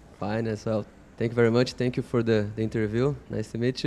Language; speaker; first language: English; non-native, fluent; Portuguese